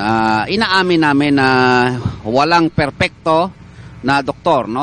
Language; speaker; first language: Filipino; native; Filipino